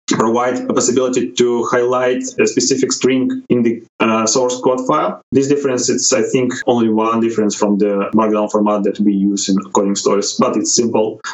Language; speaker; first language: English; non-native, fluent; Ukrainian